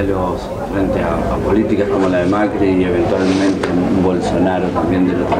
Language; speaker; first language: Spanish; native; Spanish